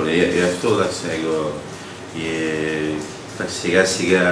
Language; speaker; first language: Greek; non-native, learner; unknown